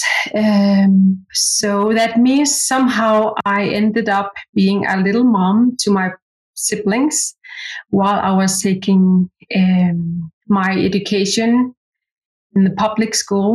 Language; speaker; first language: English; non-native, fluent; Kalaallisut